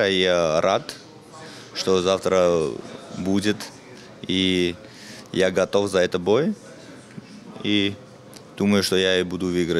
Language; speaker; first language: Russian; non-native, fluent; Armenian